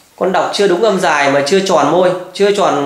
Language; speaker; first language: Vietnamese; native; Vietnamese